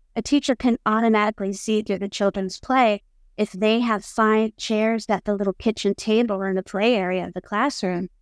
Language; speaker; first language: English; native; English